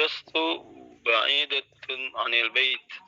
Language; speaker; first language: Arabic; non-native, learner; Indonesian